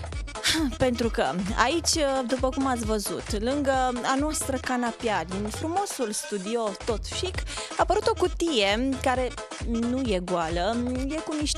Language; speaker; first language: Romanian; native; Romanian